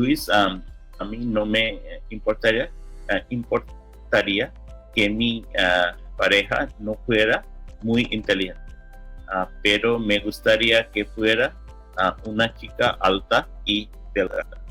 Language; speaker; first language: Spanish; non-native, learner; English